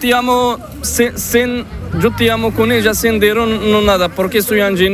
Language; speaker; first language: Spanish; non-native, learner; Arabic